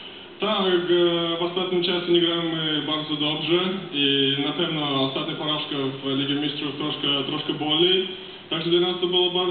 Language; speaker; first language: Polish; non-native, fluent; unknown